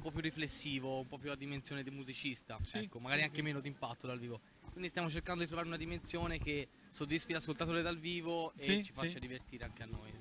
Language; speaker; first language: Italian; native; Italian